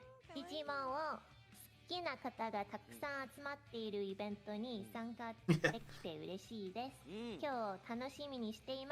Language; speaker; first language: Japanese; non-native, learner; English